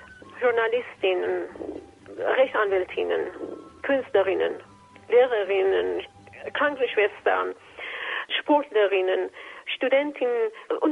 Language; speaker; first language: German; non-native, fluent; Persian